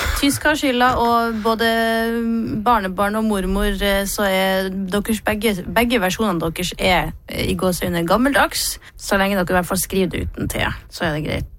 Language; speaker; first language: Norwegian; native; Norwegian